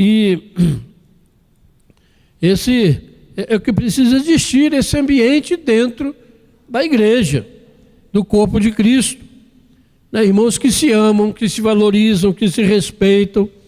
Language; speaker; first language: Portuguese; native; Portuguese